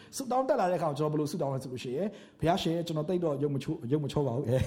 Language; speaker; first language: Burmese; native; Burmese